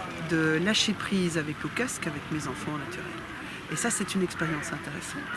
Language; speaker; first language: French; native; French